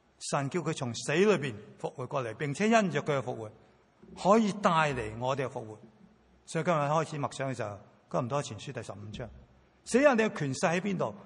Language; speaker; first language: Chinese; non-native, local second language; Cantonese